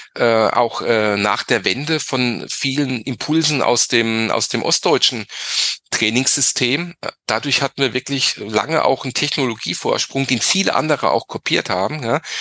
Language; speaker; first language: German; native; German